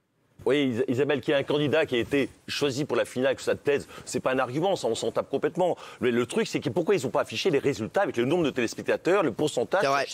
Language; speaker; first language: French; native; French